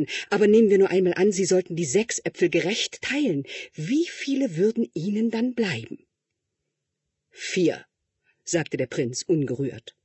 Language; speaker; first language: German; native; German